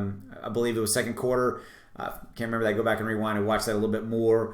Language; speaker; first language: English; native; English